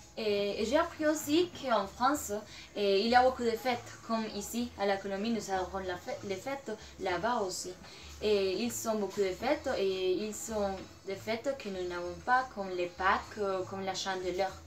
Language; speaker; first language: French; non-native, learner; Spanish